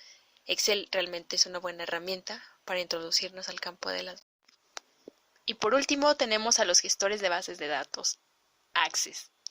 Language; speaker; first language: Spanish; native; Spanish